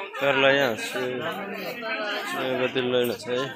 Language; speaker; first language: Nepali; native; Nepali